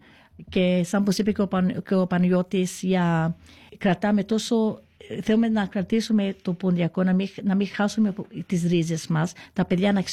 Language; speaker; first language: Greek; early bilingual, heritage; Greek